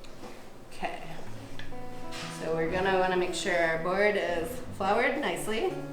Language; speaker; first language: English; native; English